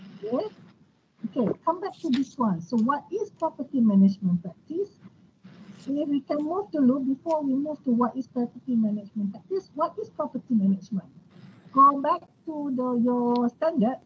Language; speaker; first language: English; non-native, local second language; Malay